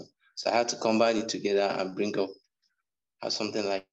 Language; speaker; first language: English; non-native, local second language; Igbo